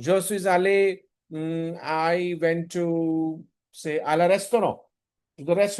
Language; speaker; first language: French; non-native, learner; Hindi